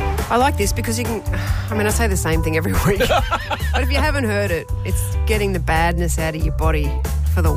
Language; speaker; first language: English; native; English